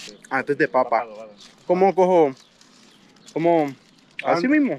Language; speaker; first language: Spanish; native; Spanish